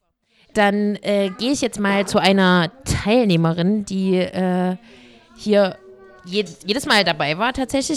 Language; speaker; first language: German; native; German